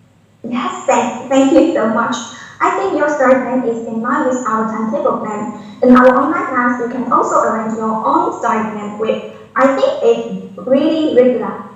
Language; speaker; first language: English; non-native, learner; Chinese